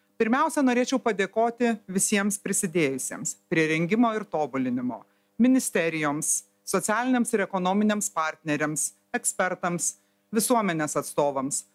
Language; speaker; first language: Lithuanian; native; Lithuanian